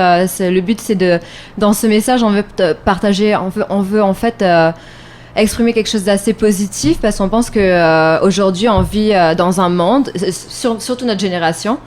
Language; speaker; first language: French; native; French